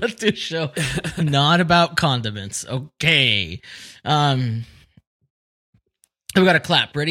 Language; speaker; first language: English; native; English